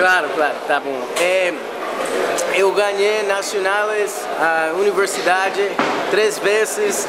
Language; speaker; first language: Portuguese; non-native, learner; English